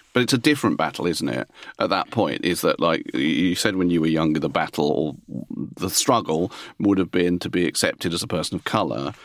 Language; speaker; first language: English; native; English